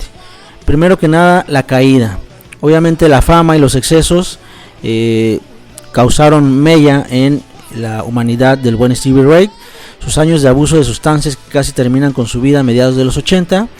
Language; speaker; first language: Spanish; native; Spanish